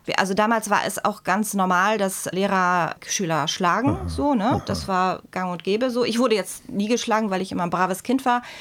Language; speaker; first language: German; early bilingual, other home language; Czech